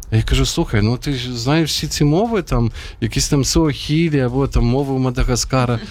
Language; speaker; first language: Ukrainian; native; Ukrainian